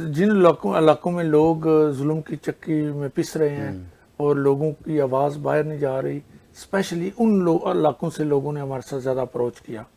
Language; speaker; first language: Urdu; non-native, local second language; Punjabi